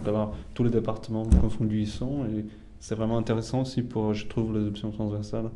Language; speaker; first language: French; non-native, fluent; Portuguese